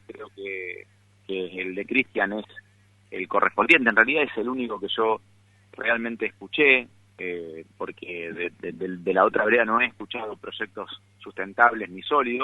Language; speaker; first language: Spanish; native; Spanish